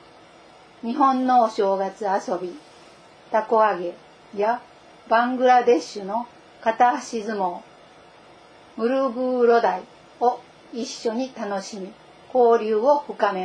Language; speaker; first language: Japanese; native; Japanese